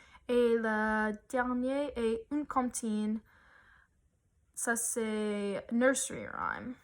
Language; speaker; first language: French; non-native, learner; English